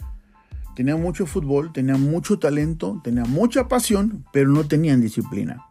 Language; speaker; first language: Spanish; native; Spanish